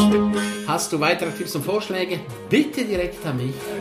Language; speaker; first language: German; native; German